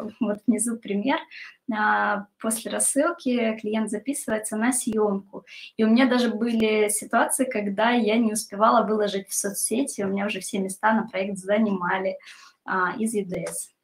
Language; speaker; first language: Russian; native; Russian